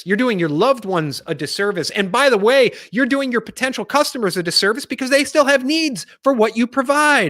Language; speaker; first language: English; native; English